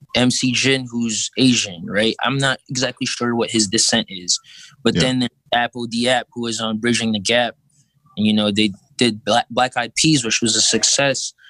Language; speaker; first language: English; early bilingual, other home language; Filipino